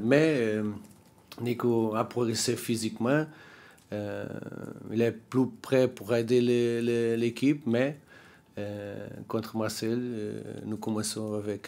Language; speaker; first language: French; non-native, learner; Portuguese